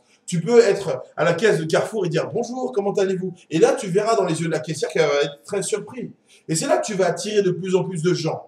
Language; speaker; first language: French; native; French